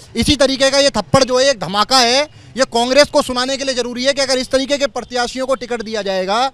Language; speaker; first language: Hindi; native; Hindi